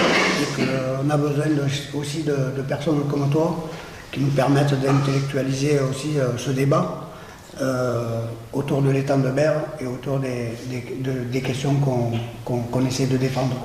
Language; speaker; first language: French; native; French